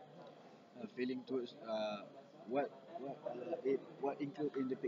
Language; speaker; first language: English; non-native, learner; Malay